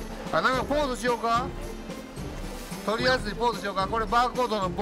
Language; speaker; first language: Japanese; native; Japanese